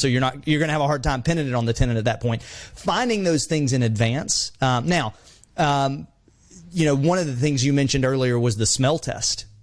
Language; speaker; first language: English; native; English